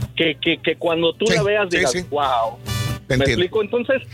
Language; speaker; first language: Spanish; native; Spanish